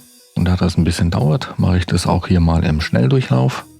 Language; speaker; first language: German; native; German